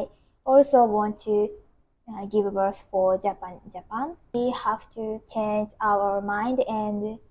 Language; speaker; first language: English; non-native, learner; Japanese